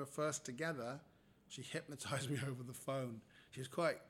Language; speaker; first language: English; native; English